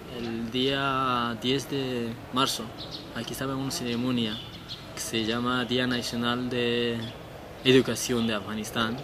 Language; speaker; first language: Spanish; non-native, learner; Persian